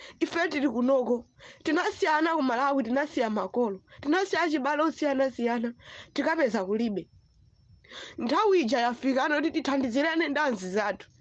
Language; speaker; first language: Nyanja; non-native, local second language; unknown